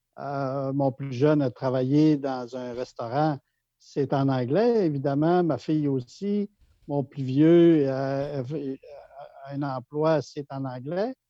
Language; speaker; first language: French; native; French